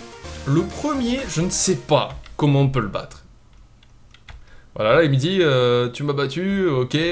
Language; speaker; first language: French; native; French